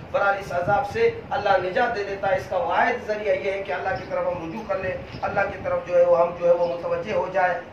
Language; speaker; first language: Urdu; non-native, local second language; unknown